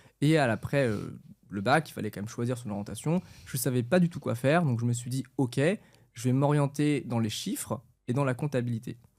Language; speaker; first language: French; native; French